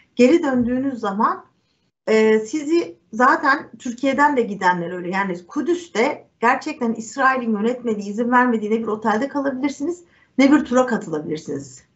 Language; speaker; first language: Turkish; native; Turkish